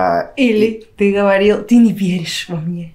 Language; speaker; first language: Russian; non-native, fluent; Spanish